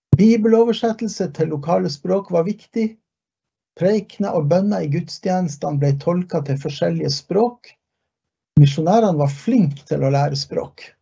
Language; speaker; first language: Norwegian; early bilingual, heritage; Norwegian